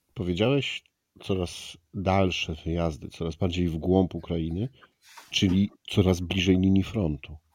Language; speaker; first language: Polish; native; Polish